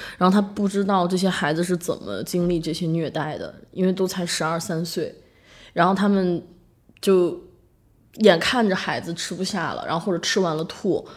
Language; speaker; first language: Chinese; native; Chinese